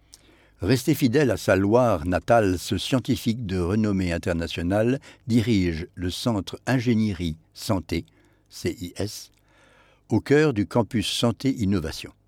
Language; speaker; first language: French; native; French